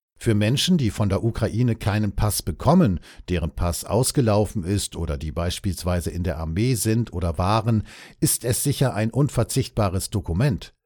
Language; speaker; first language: German; native; German